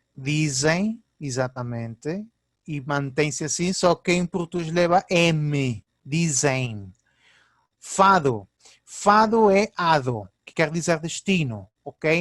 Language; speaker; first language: Portuguese; early bilingual, heritage; Portuguese